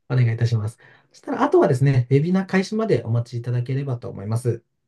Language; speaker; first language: Japanese; native; Japanese